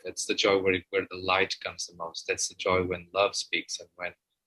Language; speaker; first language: English; non-native, fluent; Portuguese